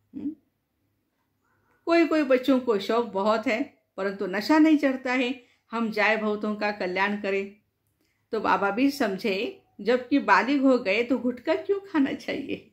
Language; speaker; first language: Hindi; non-native, local second language; Marathi